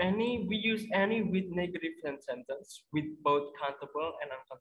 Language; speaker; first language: English; non-native, fluent; Indonesian